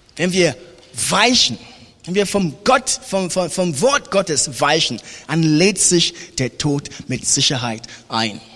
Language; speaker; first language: German; non-native, fluent; French